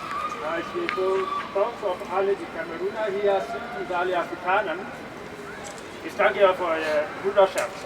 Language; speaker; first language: German; non-native, learner; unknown